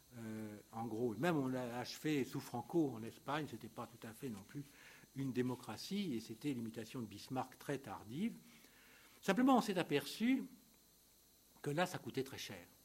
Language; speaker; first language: French; native; French